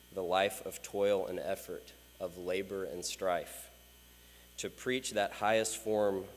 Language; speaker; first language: English; native; English